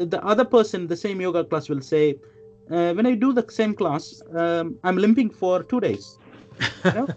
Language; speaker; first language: English; non-native, local second language; Malayalam